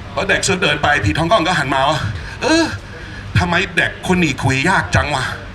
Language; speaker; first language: Thai; non-native, fluent; English